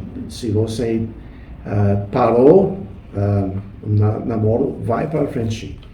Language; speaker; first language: Portuguese; non-native, fluent; English